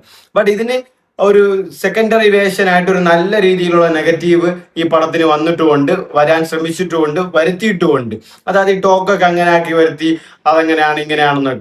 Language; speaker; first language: Malayalam; native; Malayalam